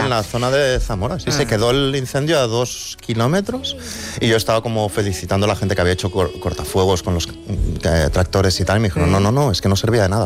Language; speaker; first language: Spanish; native; Spanish